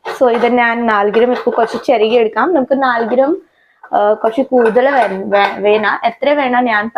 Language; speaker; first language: Malayalam; non-native, learner; Hindi